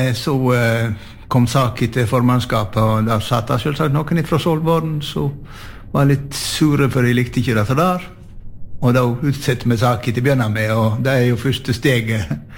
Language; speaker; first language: Norwegian; native; Norwegian